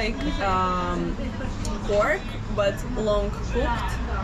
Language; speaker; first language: English; non-native, fluent; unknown